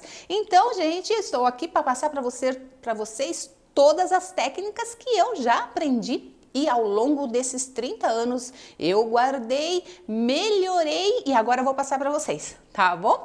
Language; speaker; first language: Portuguese; native; Portuguese